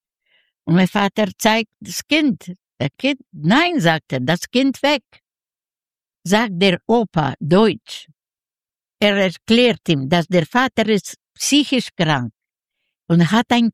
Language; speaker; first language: German; non-native, learner; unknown